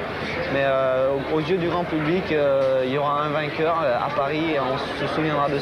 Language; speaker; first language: French; native; French